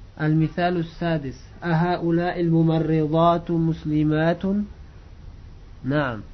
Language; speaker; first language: Arabic; non-native, fluent; Uzbek